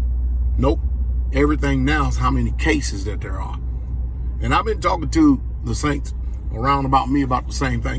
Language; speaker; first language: English; native; English